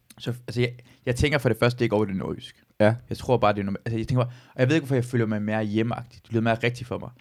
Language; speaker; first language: Danish; early bilingual, other home language; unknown